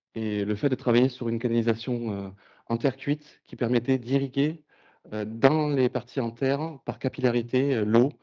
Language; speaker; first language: French; native; French